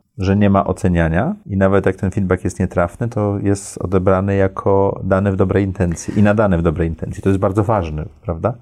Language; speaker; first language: Polish; early bilingual, heritage; Polish